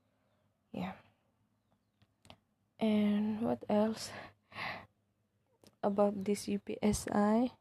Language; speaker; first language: English; non-native, local second language; Malay